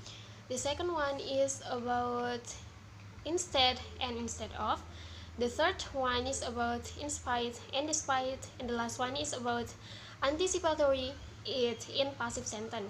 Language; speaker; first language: English; non-native, learner; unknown